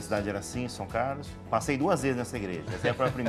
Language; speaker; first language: Portuguese; native; Portuguese